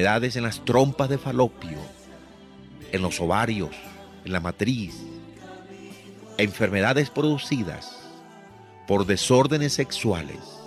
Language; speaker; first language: Spanish; native; Spanish